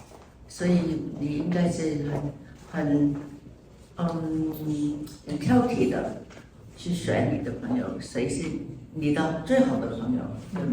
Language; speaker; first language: Chinese; non-native, local second language; Cantonese